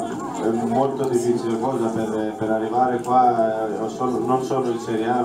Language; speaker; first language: Italian; non-native, learner; Greek